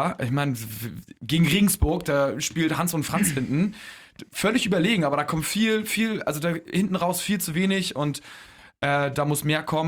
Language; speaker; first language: German; native; German